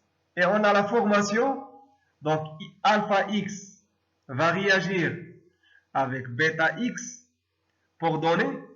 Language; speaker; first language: French; non-native, local second language; Arabic